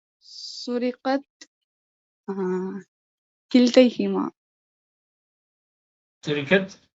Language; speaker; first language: Arabic; non-native, learner; Tamil